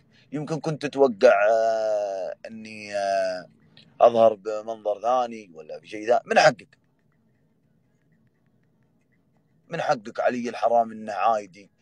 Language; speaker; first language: Arabic; native; Arabic